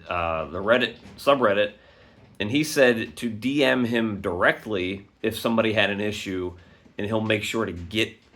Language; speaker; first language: English; native; English